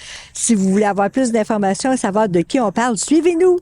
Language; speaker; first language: French; native; French